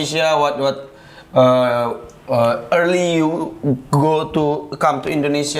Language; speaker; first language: English; non-native, learner; Indonesian